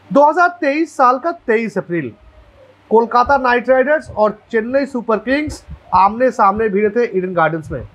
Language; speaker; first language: Hindi; non-native, local second language; Bangla